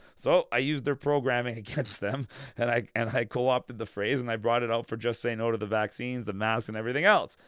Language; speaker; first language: English; native; English